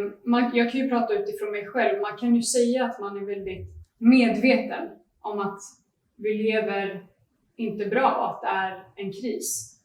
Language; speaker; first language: Swedish; native; Swedish